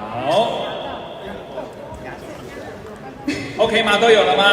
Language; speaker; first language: Chinese; native; Chinese